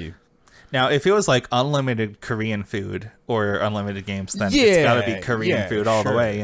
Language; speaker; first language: English; native; English